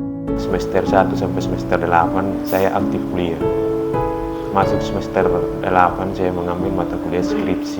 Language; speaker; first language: Indonesian; non-native, local second language; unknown